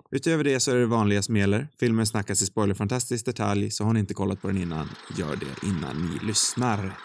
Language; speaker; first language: Swedish; native; Swedish